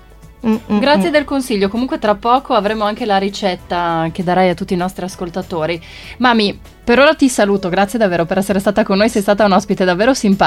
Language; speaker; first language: Italian; native; Italian